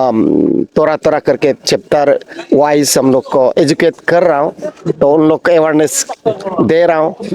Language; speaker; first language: Hindi; non-native, local second language; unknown